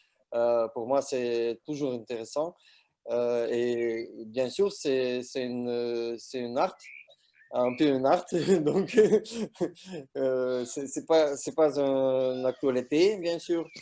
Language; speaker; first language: French; non-native, learner; Russian